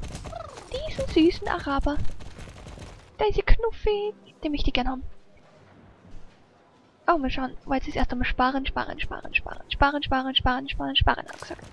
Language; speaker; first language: German; native; German